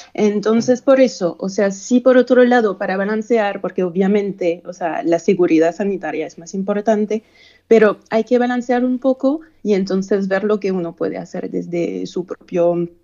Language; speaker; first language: Spanish; non-native, fluent; French